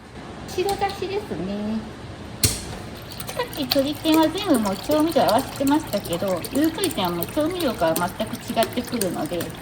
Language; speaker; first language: Japanese; native; Japanese